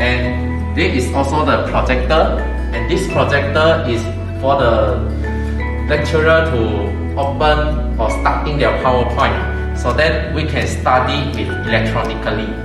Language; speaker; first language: English; non-native, local second language; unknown